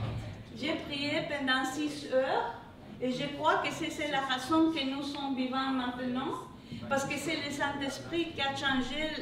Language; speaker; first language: French; non-native, learner; English